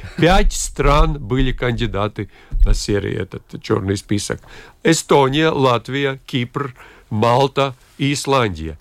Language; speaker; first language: Russian; non-native, local second language; Latvian